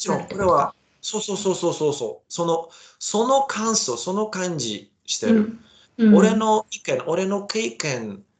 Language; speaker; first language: Japanese; non-native, learner; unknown